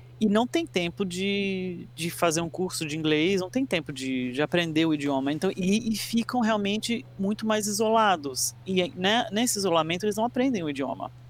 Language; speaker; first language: Portuguese; early bilingual, other home language; English